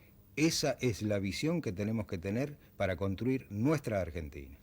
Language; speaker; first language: Spanish; native; Spanish